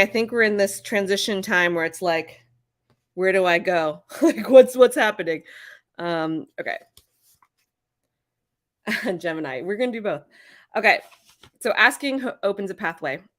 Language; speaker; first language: English; native; English